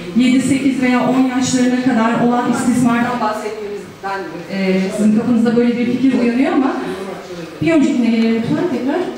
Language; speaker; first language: Turkish; native; Turkish